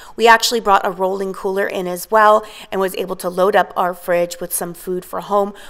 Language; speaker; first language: English; native; English